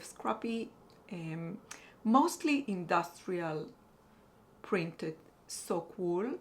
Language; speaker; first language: English; non-native, fluent; Hebrew